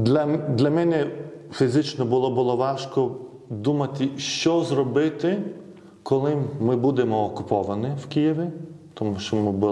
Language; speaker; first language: Ukrainian; non-native, fluent; Lithuanian